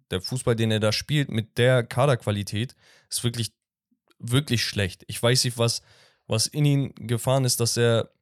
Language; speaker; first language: German; early bilingual, other home language; Turkish